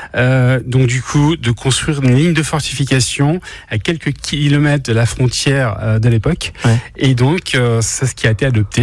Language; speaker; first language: French; native; French